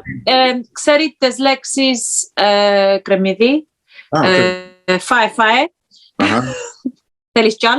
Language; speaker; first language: Greek; early bilingual, heritage; Greek